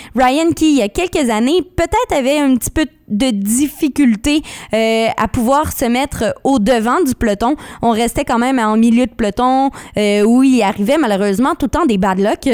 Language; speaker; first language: French; native; French